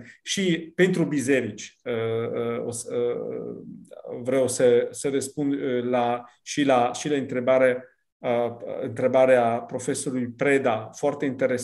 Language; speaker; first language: Romanian; non-native, fluent; Italian